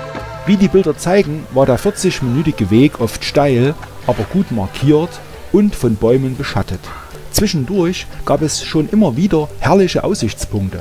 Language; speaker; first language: German; native; German